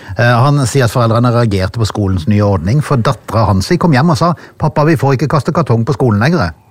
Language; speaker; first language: Norwegian; native; Norwegian